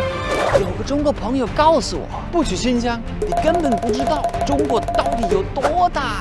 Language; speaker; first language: Chinese; non-native, fluent; German